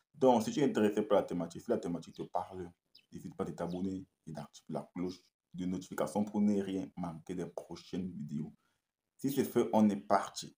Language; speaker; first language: French; native; French